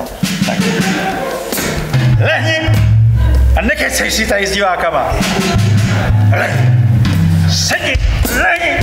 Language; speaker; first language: Czech; native; Czech